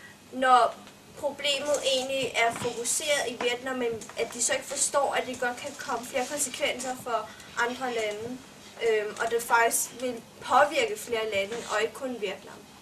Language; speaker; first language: Danish; early bilingual, other home language; Vietnamese